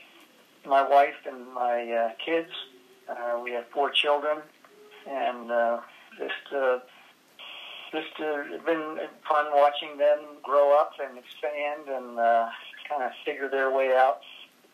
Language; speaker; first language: English; native; English